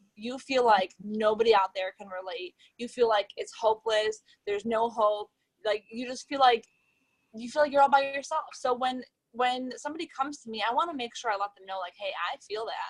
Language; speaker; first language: English; native; English